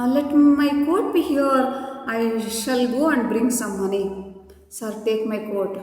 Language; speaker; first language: English; non-native, local second language; Kannada